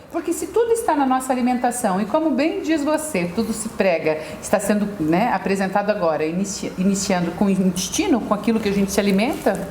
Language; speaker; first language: Portuguese; native; Portuguese